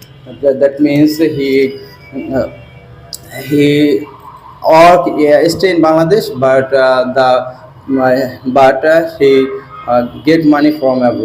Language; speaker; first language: English; non-native, learner; Bangla